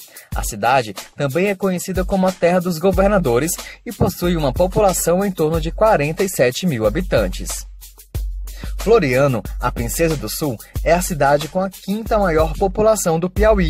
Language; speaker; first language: Portuguese; native; Portuguese